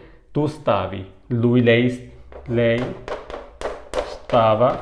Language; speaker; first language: Italian; non-native, fluent; Urdu